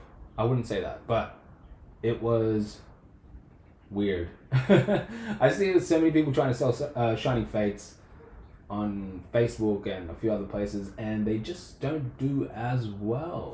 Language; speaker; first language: English; native; English